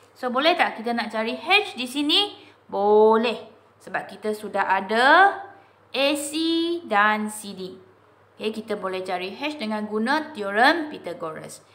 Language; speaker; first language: Malay; non-native, local second language; Chinese